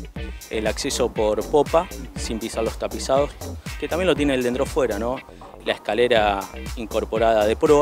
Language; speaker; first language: Spanish; native; Spanish